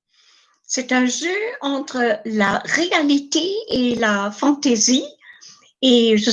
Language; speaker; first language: French; non-native, fluent; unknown